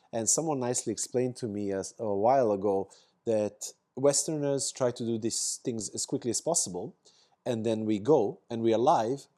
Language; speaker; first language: English; non-native, fluent; Serbian